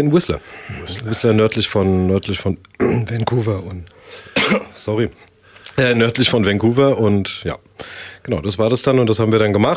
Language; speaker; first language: German; native; German